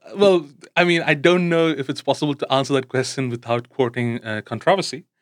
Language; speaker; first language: English; non-native, local second language; Tamil